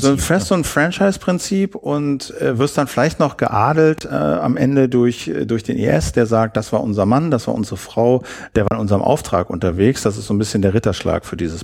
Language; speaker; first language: German; native; German